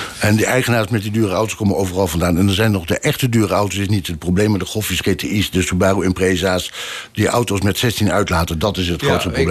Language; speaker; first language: Dutch; native; Dutch